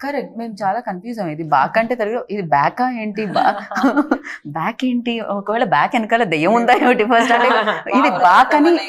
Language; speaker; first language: Telugu; native; Telugu